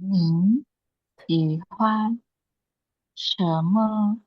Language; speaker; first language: Chinese; non-native, learner; Indonesian